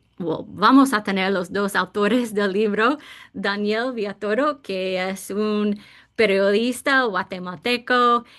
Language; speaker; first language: Spanish; non-native, fluent; English